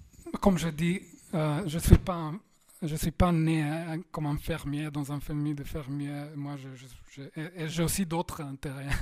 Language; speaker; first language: French; non-native, fluent; Slovenian